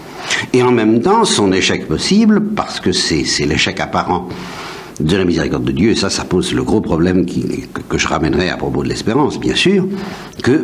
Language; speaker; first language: French; native; French